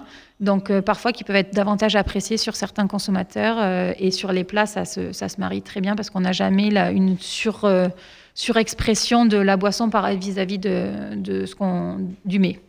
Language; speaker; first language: French; native; French